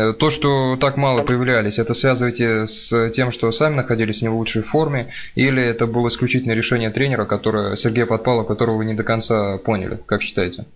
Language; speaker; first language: Russian; native; Russian